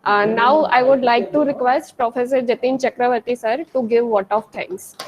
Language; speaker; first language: English; non-native, local second language; Gujarati